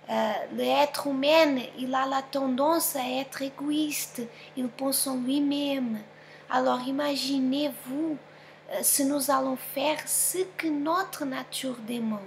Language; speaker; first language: French; non-native, fluent; Portuguese